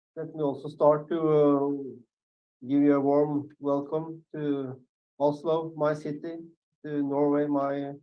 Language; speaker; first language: English; non-native, fluent; Norwegian